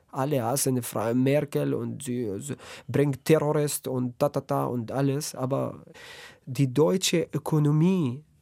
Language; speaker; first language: German; non-native, learner; Arabic